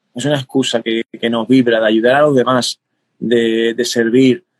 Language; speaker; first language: Spanish; native; Spanish